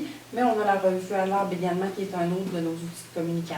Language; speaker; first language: French; native; French